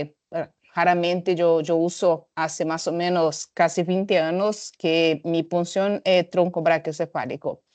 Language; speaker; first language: Spanish; non-native, fluent; Portuguese